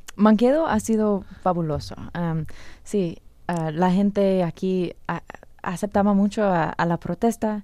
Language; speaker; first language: Spanish; non-native, fluent; English